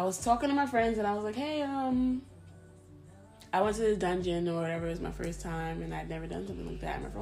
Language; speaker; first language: English; early bilingual, other home language; Spanish